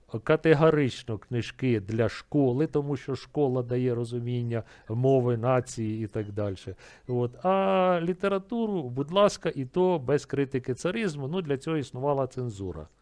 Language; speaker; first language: Ukrainian; native; Ukrainian